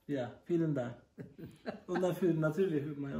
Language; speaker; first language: German; non-native, learner; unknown